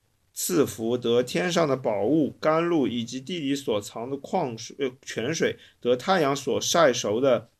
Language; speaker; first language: Chinese; native; Chinese